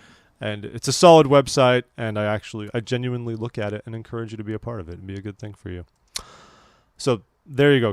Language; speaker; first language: English; native; English